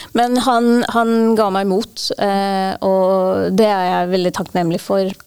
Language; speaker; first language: Norwegian; non-native, fluent; English